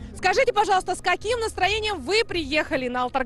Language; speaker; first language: Russian; native; Russian